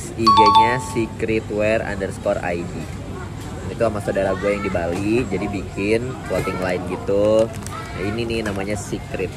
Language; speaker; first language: Indonesian; native; Indonesian